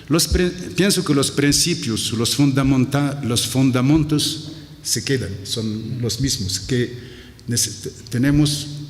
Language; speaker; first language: Spanish; non-native, fluent; Arabic